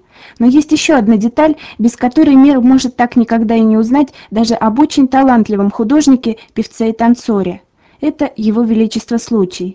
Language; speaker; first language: Russian; native; Russian